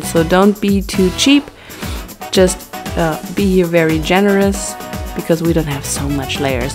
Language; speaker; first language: English; non-native, fluent; German